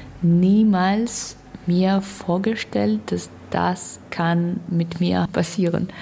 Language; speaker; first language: German; non-native, learner; Russian